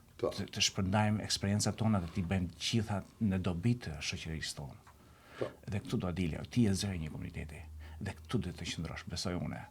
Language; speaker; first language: Albanian; native; Albanian